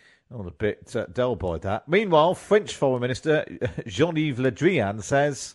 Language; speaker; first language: English; native; English